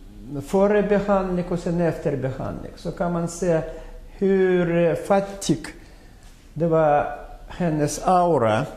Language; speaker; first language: Swedish; non-native, fluent; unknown